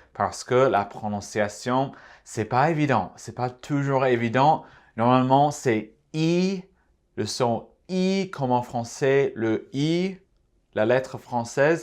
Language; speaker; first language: French; non-native, fluent; English